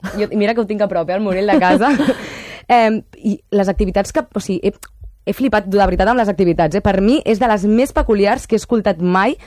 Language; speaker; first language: Catalan; native; Catalan